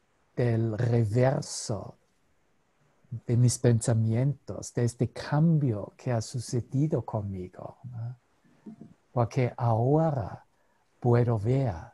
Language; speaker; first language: Spanish; non-native, fluent; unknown